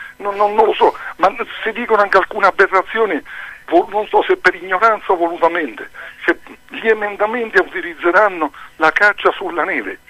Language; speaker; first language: Italian; native; Italian